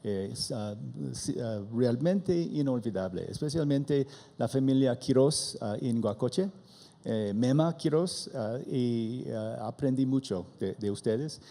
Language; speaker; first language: Spanish; non-native, learner; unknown